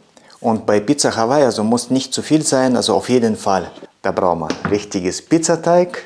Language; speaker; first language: German; non-native, fluent; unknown